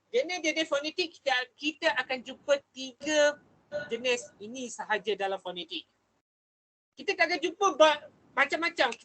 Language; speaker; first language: Malay; native; Malay